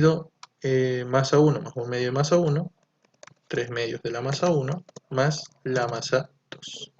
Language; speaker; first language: Spanish; native; Spanish